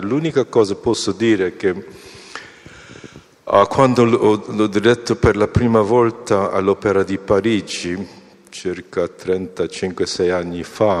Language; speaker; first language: Italian; non-native, fluent; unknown